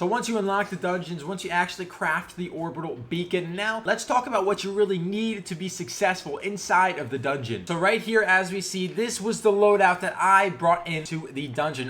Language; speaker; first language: English; native; English